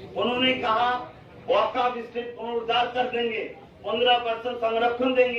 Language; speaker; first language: Hindi; non-native, local second language; Bangla